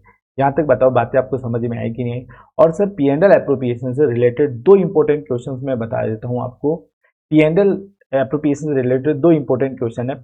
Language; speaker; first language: Hindi; native; Hindi